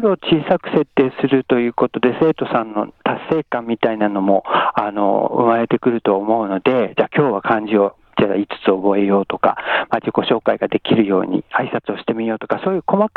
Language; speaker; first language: Japanese; native; Japanese